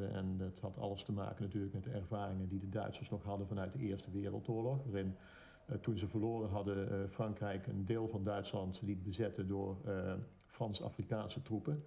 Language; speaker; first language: Dutch; native; Dutch